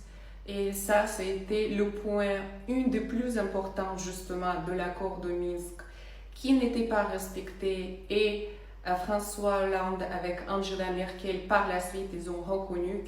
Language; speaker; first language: French; non-native, fluent; Russian